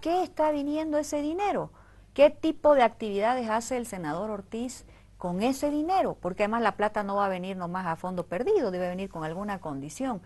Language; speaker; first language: Spanish; native; Spanish